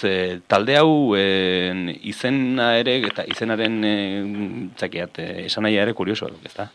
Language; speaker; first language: Basque; native; Basque